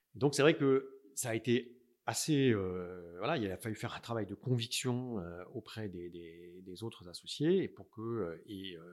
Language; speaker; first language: French; native; French